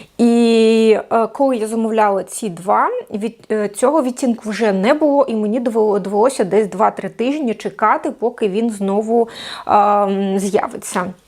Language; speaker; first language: Ukrainian; non-native, local second language; Russian